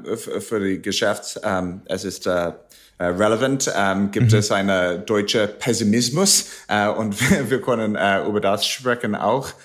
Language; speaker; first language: German; non-native, learner; English